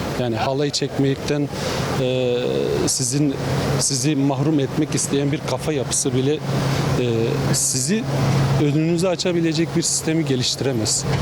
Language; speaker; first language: Turkish; non-native, local second language; Kurdish